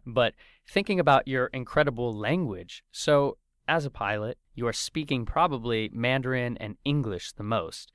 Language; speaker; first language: English; native; English